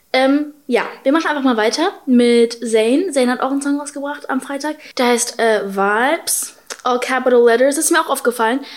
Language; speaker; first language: German; native; German